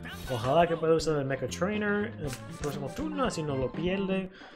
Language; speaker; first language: Spanish; non-native, learner; English